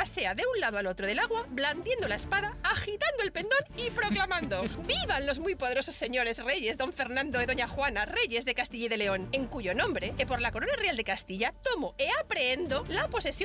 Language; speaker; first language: Spanish; native; Spanish